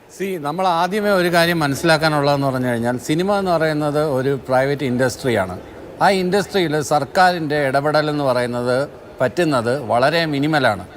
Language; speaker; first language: Malayalam; native; Malayalam